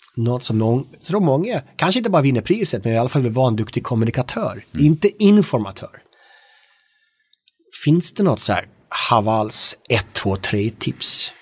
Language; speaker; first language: Swedish; native; Swedish